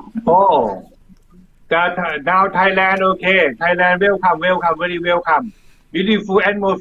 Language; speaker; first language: English; non-native, learner; Thai